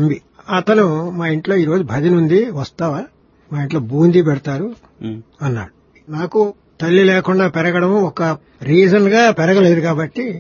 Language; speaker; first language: Telugu; native; Telugu